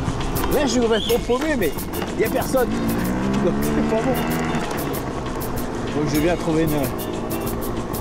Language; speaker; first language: French; native; French